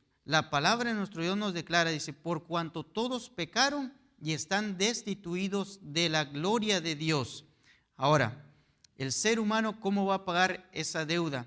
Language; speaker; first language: Spanish; native; Spanish